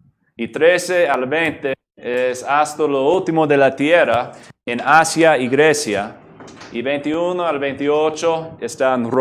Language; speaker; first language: Spanish; non-native, fluent; English